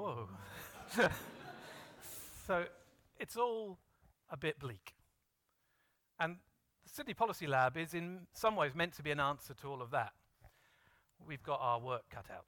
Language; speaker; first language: English; native; English